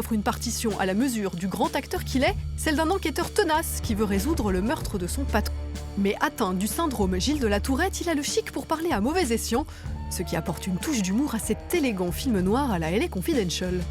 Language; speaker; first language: French; native; French